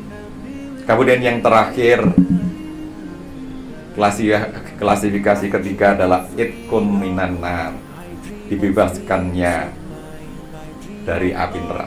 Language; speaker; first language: Indonesian; native; Indonesian